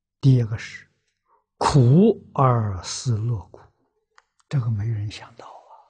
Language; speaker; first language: Chinese; native; Chinese